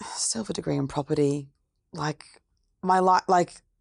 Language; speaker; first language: English; native; English